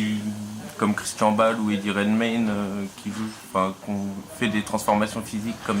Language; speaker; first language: French; native; French